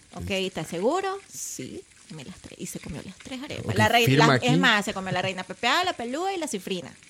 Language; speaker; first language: Spanish; native; Spanish